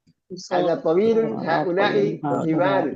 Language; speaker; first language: Arabic; non-native, fluent; Malayalam